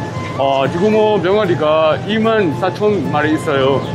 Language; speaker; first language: Korean; non-native, learner; Burmese